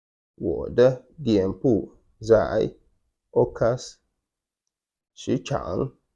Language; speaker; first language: Chinese; non-native, fluent; Wolof